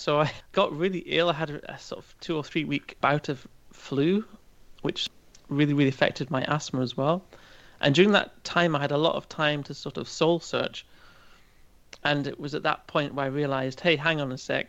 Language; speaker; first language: English; native; English